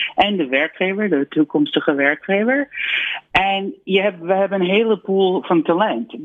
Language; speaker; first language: Dutch; non-native, fluent; English